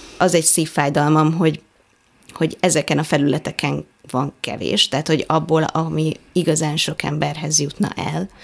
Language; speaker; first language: Hungarian; native; Hungarian